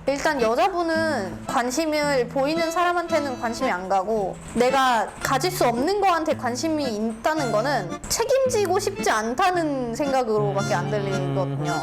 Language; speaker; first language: Korean; non-native, fluent; Russian